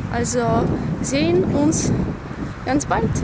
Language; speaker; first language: German; non-native, learner; Russian